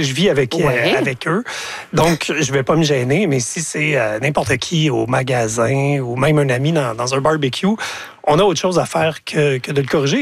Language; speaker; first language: French; native; French